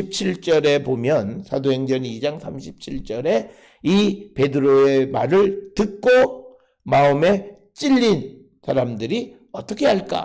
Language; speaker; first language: Korean; native; Korean